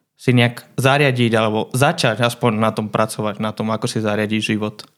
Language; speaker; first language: Slovak; non-native, fluent; Spanish